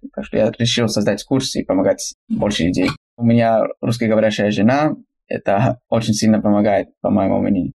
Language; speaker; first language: Russian; non-native, fluent; Spanish